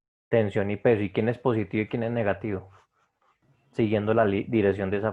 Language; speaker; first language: Spanish; native; Spanish